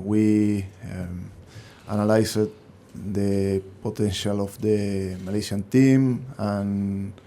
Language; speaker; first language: English; non-native, learner; Spanish